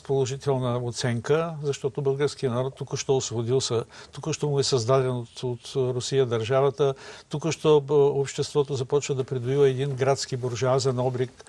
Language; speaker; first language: Bulgarian; native; Bulgarian